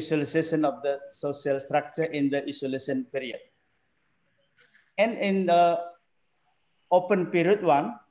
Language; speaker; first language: English; non-native, learner; Indonesian